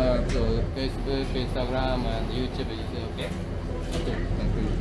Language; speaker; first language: English; non-native, learner; Japanese